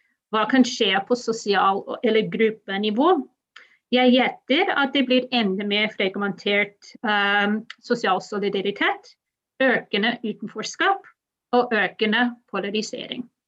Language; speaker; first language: Norwegian; non-native, fluent; English